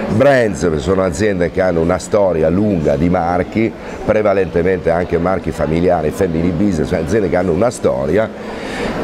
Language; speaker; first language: Italian; native; Italian